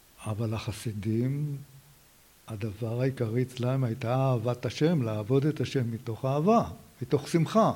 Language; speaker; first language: Hebrew; native; Hebrew